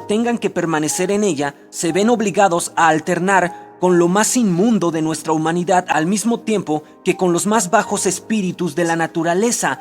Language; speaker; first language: Spanish; native; Spanish